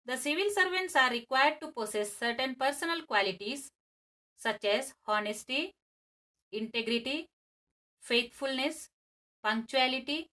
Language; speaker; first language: English; non-native, local second language; Kannada